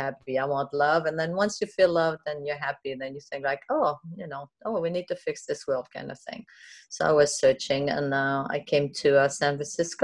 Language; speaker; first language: English; non-native, fluent; French